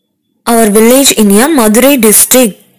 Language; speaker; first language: English; non-native, local second language; Tamil